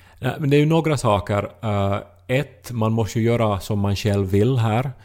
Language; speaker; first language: Swedish; native; Swedish